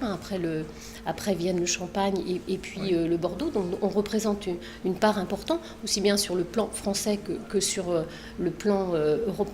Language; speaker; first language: French; native; French